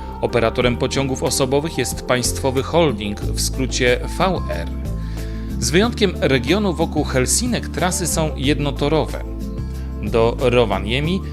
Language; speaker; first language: Polish; native; Polish